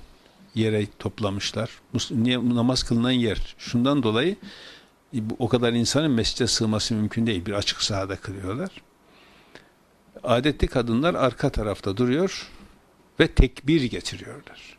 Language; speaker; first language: Turkish; native; Turkish